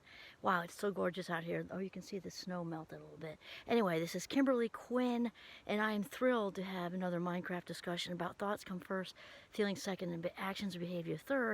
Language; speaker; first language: English; native; English